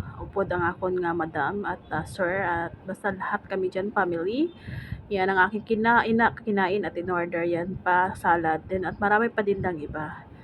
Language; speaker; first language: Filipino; non-native, local second language; Hiligaynon